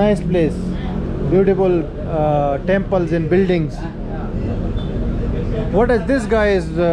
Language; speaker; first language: English; non-native, learner; Urdu